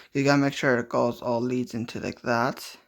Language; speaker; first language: English; native; English